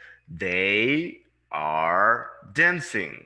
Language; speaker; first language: English; non-native, fluent; Spanish